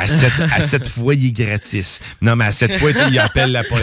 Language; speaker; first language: French; native; French